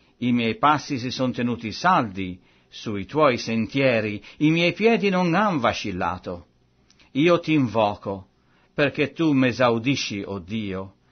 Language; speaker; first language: Italian; non-native, fluent; French